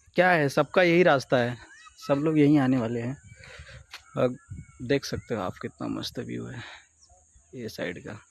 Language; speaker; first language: Hindi; non-native, local second language; Marathi